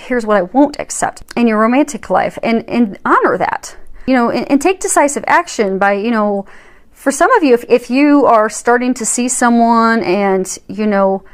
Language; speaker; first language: English; native; English